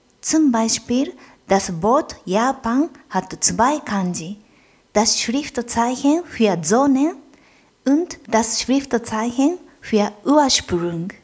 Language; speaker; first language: German; non-native, fluent; Japanese